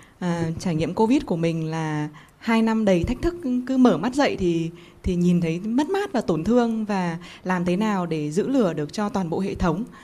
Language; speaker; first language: Vietnamese; native; Vietnamese